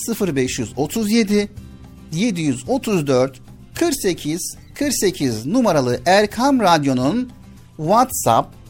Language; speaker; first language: Turkish; native; Turkish